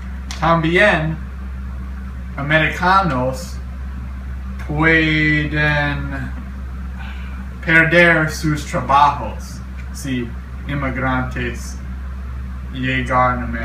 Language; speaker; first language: Spanish; non-native, learner; English